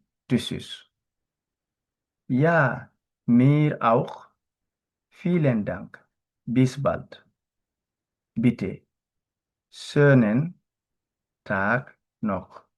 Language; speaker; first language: German; non-native, learner; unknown